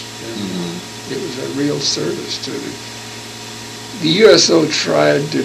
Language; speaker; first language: English; native; English